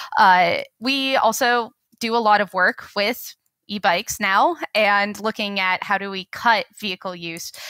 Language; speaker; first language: English; native; English